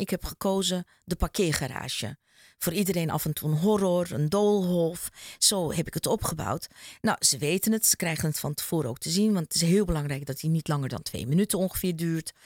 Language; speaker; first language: Dutch; early bilingual, other home language; Turkish